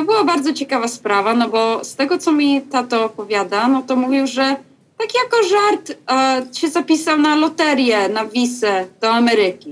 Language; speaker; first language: Polish; early bilingual, heritage; Polish